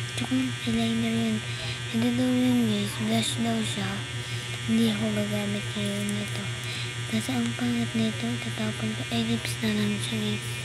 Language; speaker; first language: Filipino; non-native, local second language; Cebuano